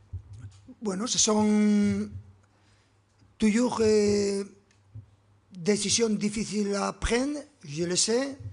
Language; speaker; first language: French; non-native, fluent; Spanish